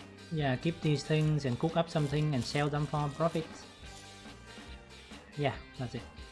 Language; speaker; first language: English; non-native, fluent; Vietnamese